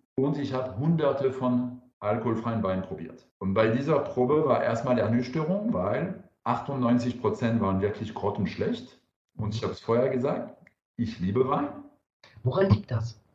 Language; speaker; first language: German; non-native, fluent; French